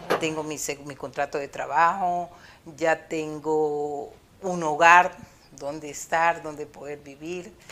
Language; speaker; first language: Spanish; native; Spanish